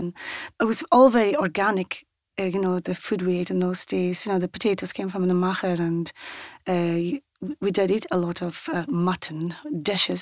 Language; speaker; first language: English; non-native, local second language; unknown